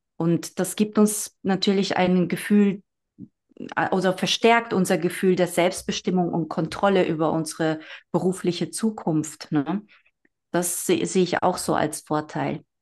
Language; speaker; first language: German; non-native, fluent; Spanish